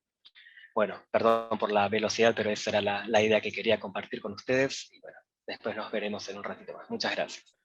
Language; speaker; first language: Spanish; native; Spanish